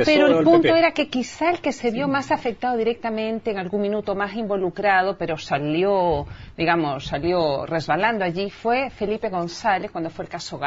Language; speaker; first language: Spanish; native; Spanish